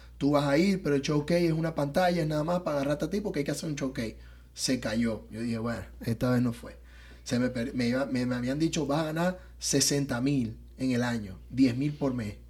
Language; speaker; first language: Spanish; native; Spanish